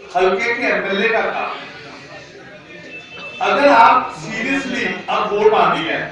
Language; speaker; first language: Hindi; non-native, local second language; Punjabi